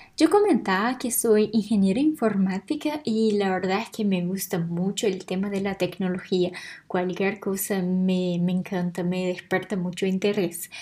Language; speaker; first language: Spanish; non-native, fluent; Portuguese